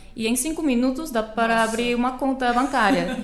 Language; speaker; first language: Portuguese; non-native, fluent; Korean